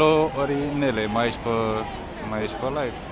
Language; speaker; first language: Romanian; native; Romanian